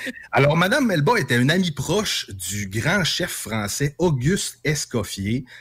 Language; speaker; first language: French; native; French